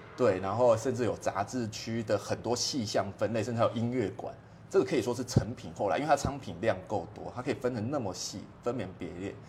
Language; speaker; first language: Chinese; native; Chinese